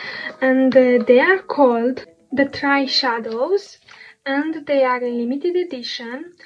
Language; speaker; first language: English; non-native, fluent; Romanian